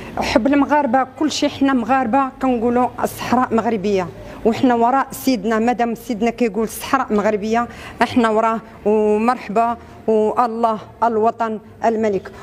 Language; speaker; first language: Arabic; native; Arabic